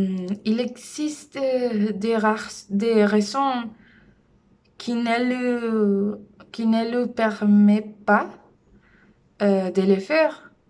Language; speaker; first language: French; non-native, learner; Spanish